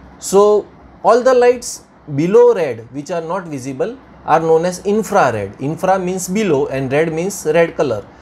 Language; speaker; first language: English; non-native, local second language; Gujarati